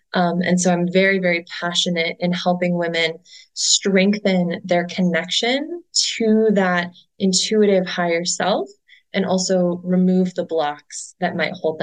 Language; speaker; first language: English; native; English